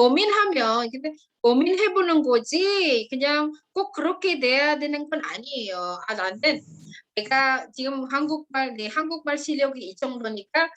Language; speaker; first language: Korean; non-native, fluent; Indonesian